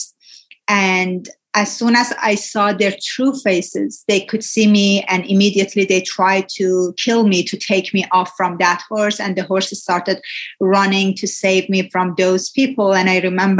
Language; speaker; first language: English; non-native, fluent; Persian